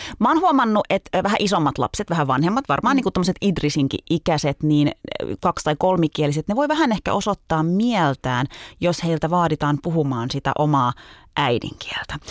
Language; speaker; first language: Finnish; early bilingual, other home language; Turkish